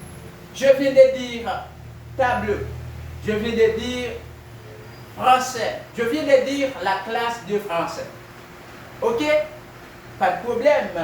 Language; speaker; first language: French; non-native, fluent; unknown